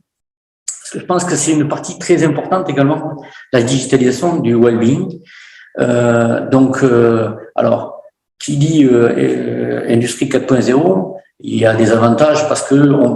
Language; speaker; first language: French; native; French